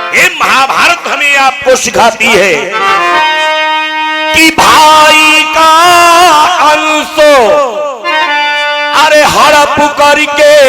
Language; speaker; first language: Hindi; native; Hindi